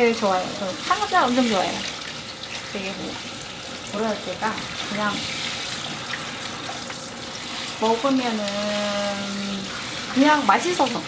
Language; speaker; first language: Korean; non-native, fluent; Khmer